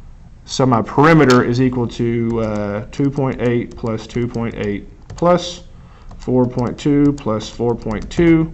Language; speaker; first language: English; native; English